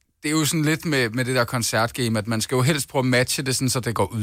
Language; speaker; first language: Danish; native; Danish